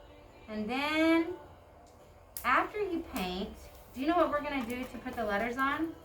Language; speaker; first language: English; native; English